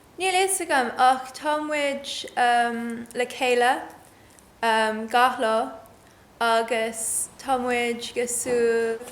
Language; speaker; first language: Irish; non-native, learner; English